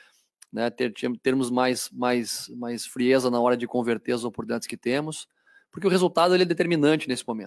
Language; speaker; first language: Portuguese; native; Portuguese